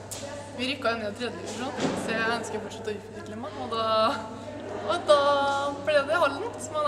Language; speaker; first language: Norwegian; native; Norwegian